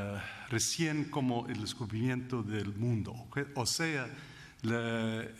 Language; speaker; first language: Spanish; non-native, fluent; English